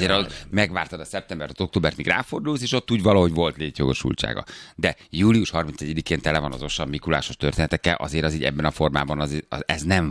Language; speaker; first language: Hungarian; native; Hungarian